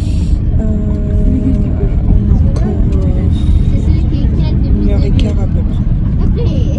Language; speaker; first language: French; native; French